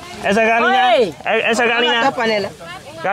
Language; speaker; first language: Portuguese; non-native, learner; Vietnamese